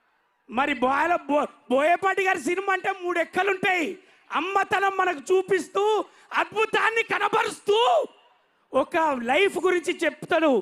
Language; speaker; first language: Telugu; native; Telugu